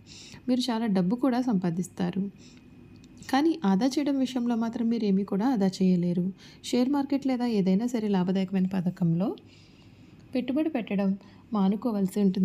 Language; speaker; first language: Telugu; native; Telugu